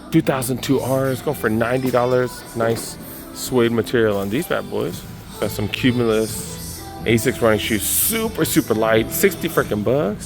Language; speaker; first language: English; native; English